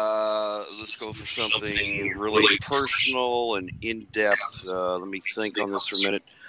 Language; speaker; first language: English; native; English